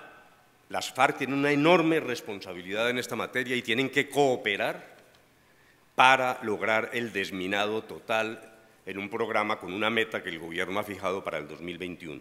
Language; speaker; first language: Spanish; native; Spanish